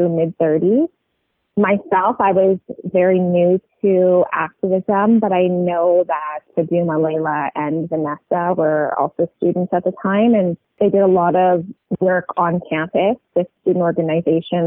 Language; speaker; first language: English; native; English